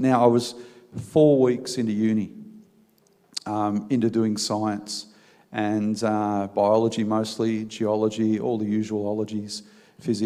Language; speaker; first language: English; native; English